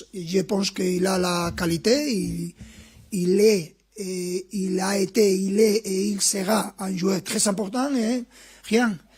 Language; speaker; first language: French; non-native, fluent; Spanish